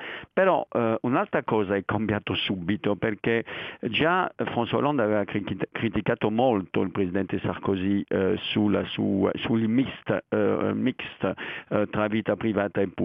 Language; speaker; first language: Italian; non-native, fluent; French